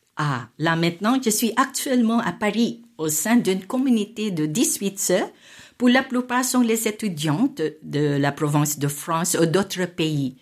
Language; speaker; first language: French; non-native, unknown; Filipino